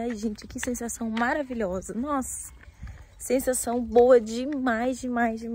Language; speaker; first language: Portuguese; native; Portuguese